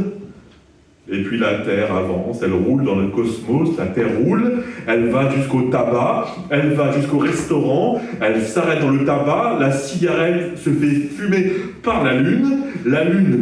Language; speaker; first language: French; native; French